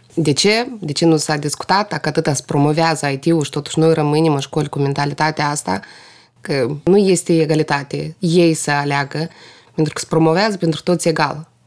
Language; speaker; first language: Romanian; non-native, local second language; Russian